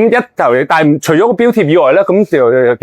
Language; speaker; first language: Cantonese; native; Cantonese